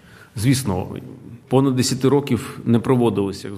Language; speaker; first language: Polish; non-native, learner; Ukrainian